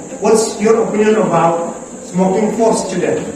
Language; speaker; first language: English; non-native, learner; Indonesian